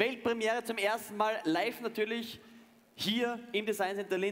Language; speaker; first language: German; native; German